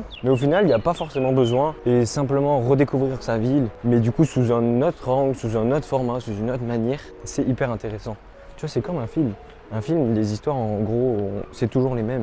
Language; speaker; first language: French; native; French